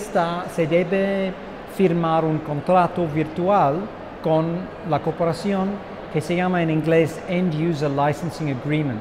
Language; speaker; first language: Spanish; non-native, fluent; English